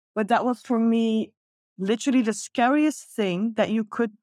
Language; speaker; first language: English; non-native, fluent; Dutch